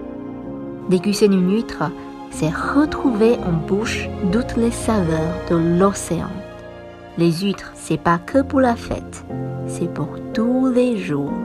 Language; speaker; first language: French; non-native, fluent; Chinese